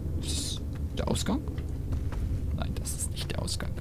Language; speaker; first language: German; native; German